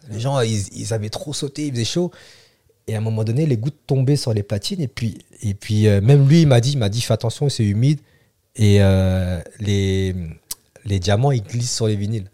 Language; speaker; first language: French; early bilingual, other home language; Vietnamese